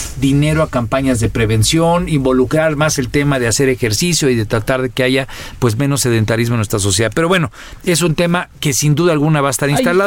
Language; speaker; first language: Spanish; native; Spanish